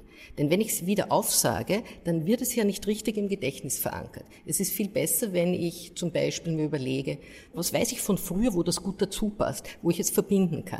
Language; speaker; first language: German; native; German